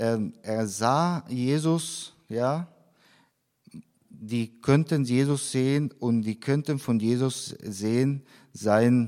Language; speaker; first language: German; non-native, fluent; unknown